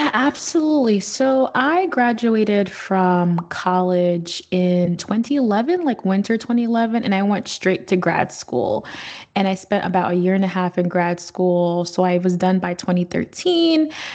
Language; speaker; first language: English; native; English